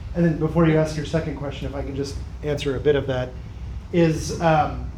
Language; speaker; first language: English; native; English